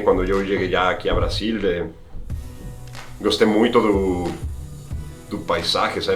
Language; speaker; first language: Portuguese; non-native, fluent; Spanish